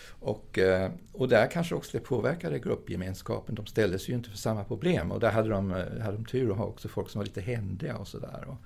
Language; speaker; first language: Swedish; early bilingual, other home language; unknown